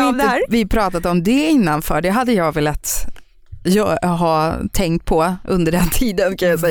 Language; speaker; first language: Swedish; native; Swedish